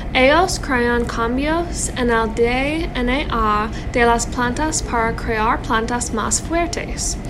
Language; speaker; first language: Spanish; non-native, learner; English